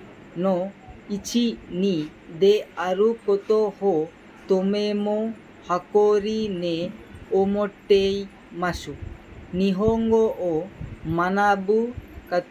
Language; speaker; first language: Japanese; non-native, learner; Telugu